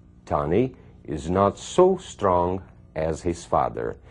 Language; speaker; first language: English; non-native, fluent; Portuguese